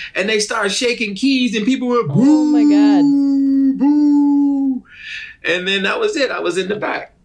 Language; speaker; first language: English; native; English